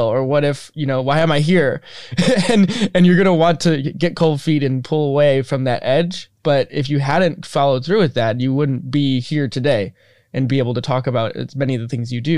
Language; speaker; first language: English; native; English